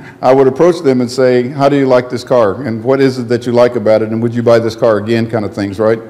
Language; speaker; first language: English; native; English